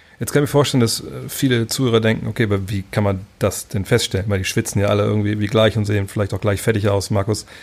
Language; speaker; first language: German; native; German